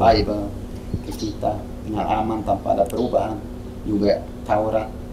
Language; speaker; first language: Indonesian; non-native, fluent; Swedish